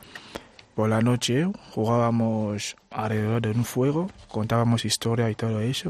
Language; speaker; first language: Spanish; non-native, fluent; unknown